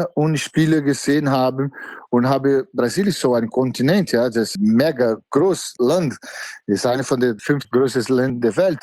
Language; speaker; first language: German; non-native, fluent; Portuguese